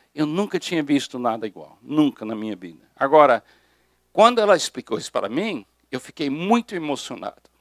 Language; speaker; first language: Portuguese; non-native, fluent; English